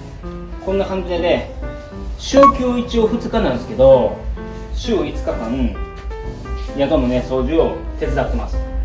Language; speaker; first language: Japanese; native; Japanese